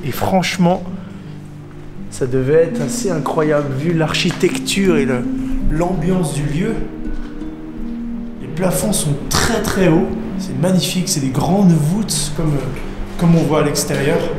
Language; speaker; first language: French; native; French